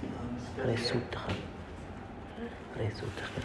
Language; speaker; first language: French; non-native, learner; Vietnamese